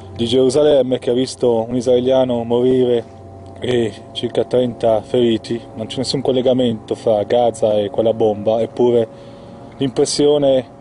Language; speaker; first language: Italian; native; Italian